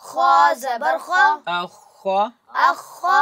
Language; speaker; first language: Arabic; non-native, learner; Urdu